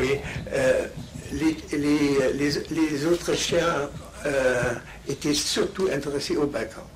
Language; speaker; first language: French; non-native, fluent; German